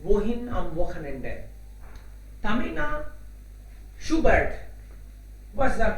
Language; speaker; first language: German; non-native, fluent; Hindi